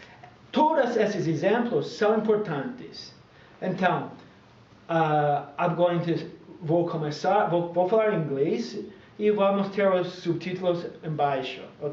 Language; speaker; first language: Portuguese; non-native, fluent; English